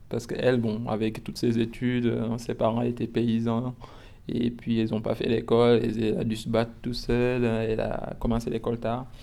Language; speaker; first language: French; non-native, local second language; Wolof